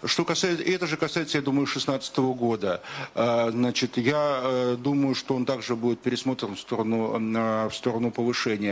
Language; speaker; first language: Russian; native; Russian